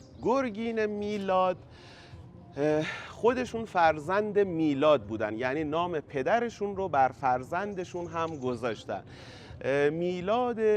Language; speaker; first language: Persian; native; Persian